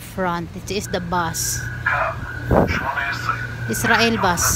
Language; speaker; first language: English; non-native, local second language; Filipino